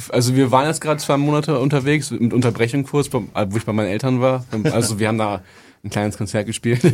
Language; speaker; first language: German; native; German